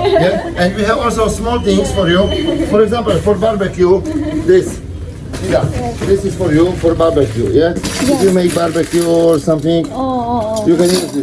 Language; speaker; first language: English; non-native, learner; Polish